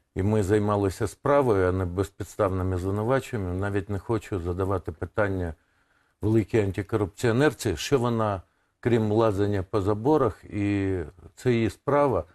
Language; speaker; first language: Ukrainian; non-native, local second language; Russian